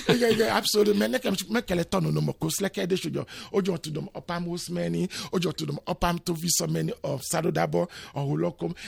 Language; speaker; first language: Hungarian; non-native, fluent; Yoruba